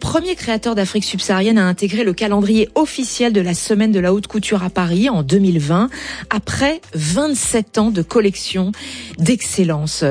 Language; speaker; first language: French; native; French